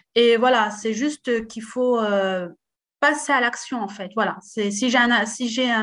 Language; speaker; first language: French; native; French